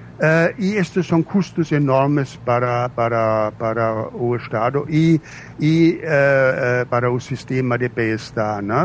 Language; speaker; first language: Portuguese; non-native, fluent; German